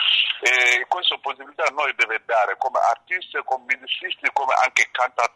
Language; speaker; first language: Italian; non-native, learner; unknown